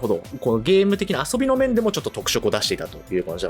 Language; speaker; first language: Japanese; native; Japanese